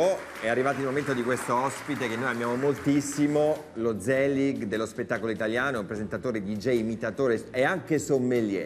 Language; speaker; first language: Italian; native; Italian